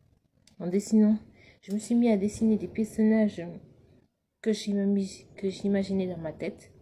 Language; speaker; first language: French; native; French